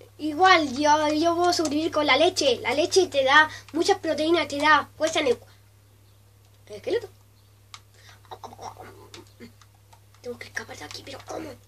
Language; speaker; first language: Spanish; native; Spanish